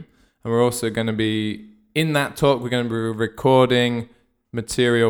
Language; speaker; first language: English; native; English